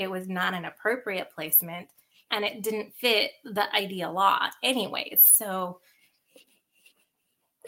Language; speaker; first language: English; early bilingual, other home language; Sinhala